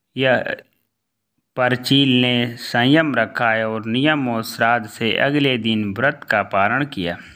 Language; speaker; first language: Hindi; native; Hindi